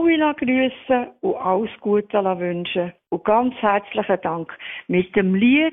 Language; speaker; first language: German; native; German